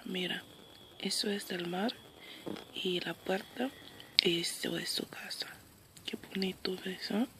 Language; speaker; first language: Spanish; early bilingual, other home language; Haitian Creole